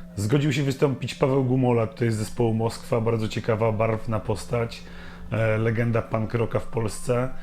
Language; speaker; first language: Polish; native; Polish